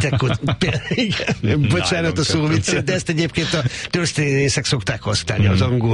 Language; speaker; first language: Hungarian; native; Hungarian